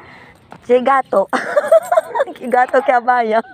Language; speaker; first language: Italian; non-native, learner; Filipino